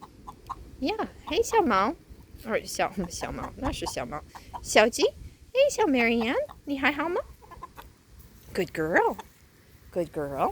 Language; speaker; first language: Chinese; non-native, fluent; English